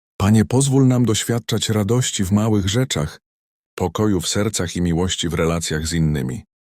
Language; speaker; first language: Polish; native; Polish